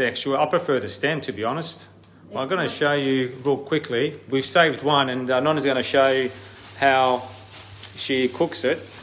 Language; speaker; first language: English; early bilingual, other home language; Italian